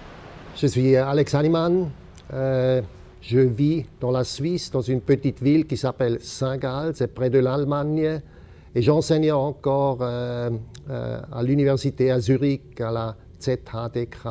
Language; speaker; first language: French; non-native, local second language; German